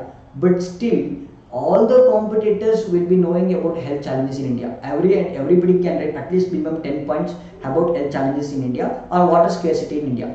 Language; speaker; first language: English; non-native, local second language; Kannada